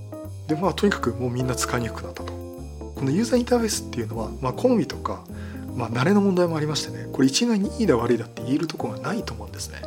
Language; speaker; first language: Japanese; native; Japanese